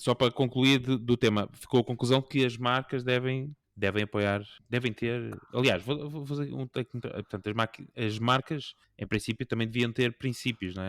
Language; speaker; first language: Portuguese; native; Portuguese